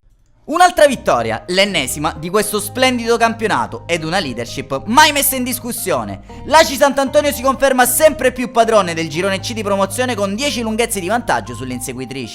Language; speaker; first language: Italian; native; Italian